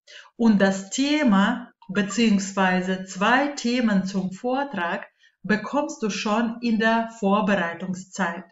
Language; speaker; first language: German; non-native, fluent; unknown